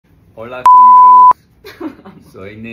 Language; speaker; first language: Spanish; non-native, learner; English